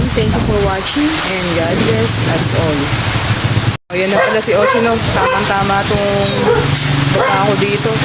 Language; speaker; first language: Filipino; native; Filipino